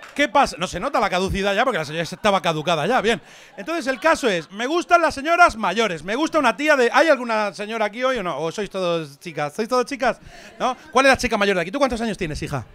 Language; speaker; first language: Spanish; native; Spanish